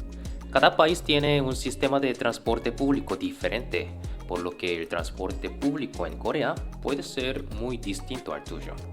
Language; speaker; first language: Spanish; non-native, fluent; Korean